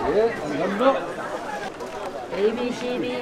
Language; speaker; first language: Korean; native; Korean